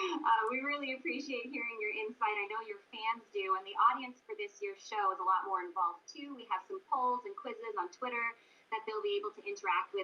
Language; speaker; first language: English; native; English